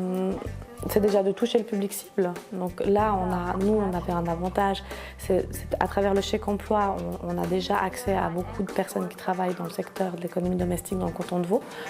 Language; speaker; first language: French; native; French